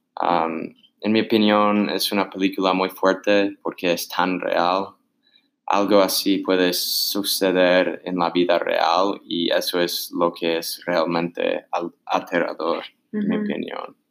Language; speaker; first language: Spanish; non-native, learner; English